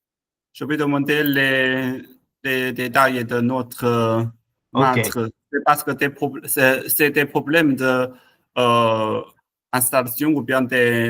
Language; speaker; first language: French; non-native, learner; Chinese